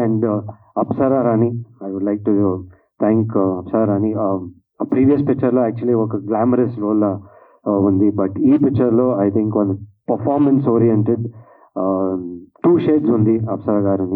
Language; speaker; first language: Telugu; non-native, learner; Kannada